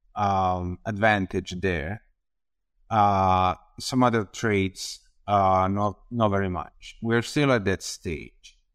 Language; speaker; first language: English; non-native, fluent; Italian